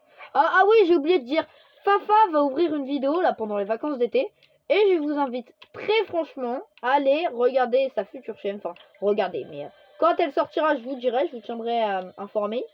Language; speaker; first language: French; native; French